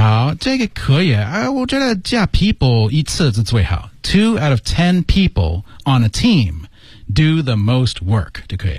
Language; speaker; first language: Chinese; non-native, learner; English